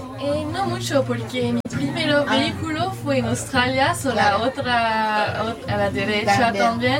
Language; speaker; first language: Spanish; non-native, learner; French